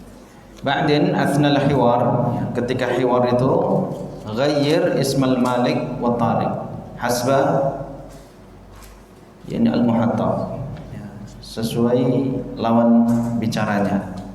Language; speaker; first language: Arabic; non-native, fluent; Indonesian